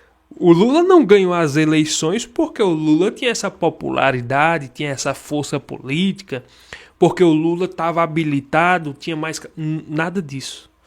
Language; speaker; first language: Portuguese; native; Portuguese